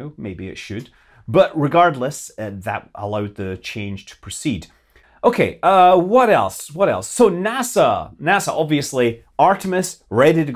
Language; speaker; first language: English; native; English